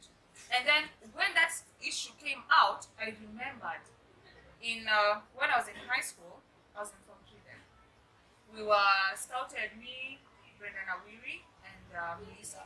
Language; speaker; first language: English; non-native, local second language; Swahili